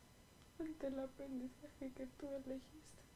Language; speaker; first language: Spanish; native; Spanish